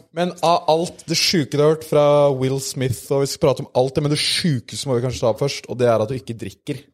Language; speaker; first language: Norwegian; native; Norwegian